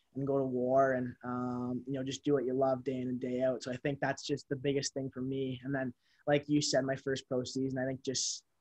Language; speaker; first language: English; native; English